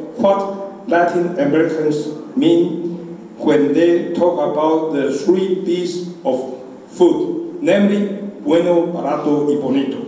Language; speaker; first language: English; non-native, fluent; Chinese